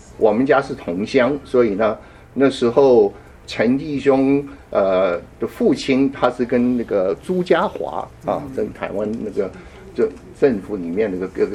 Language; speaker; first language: Chinese; early bilingual, heritage; Japanese